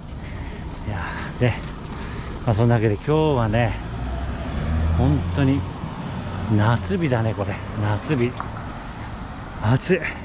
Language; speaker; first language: Japanese; native; Japanese